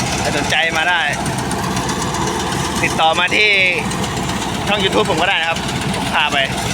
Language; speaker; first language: Thai; native; Thai